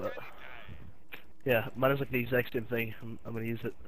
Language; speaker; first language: English; native; English